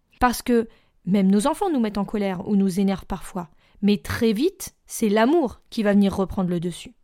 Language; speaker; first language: French; native; French